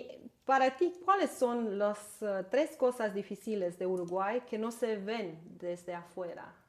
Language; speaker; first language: Spanish; non-native, learner; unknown